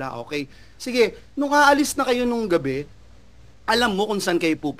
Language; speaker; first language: Filipino; native; Filipino